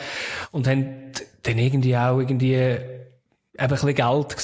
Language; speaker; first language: German; native; German